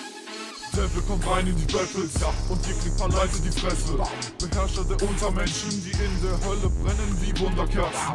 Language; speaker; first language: German; native; German